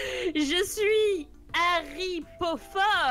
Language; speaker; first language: French; native; French